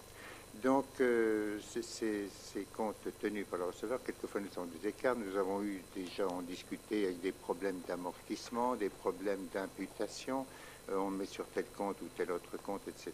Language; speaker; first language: French; native; French